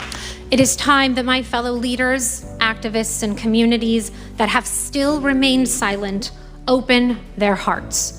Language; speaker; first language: English; early bilingual, other home language; Persian